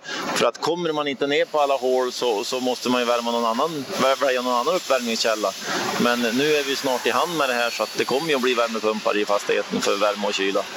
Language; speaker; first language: Swedish; native; Swedish